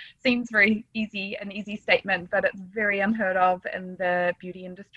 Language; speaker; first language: English; native; English